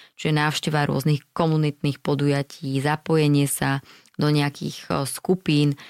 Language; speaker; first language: Slovak; native; Slovak